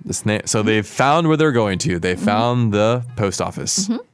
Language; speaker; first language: English; native; English